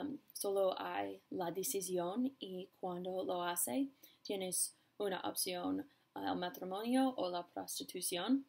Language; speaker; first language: Spanish; non-native, learner; English